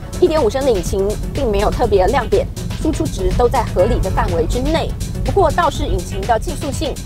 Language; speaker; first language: Chinese; native; Chinese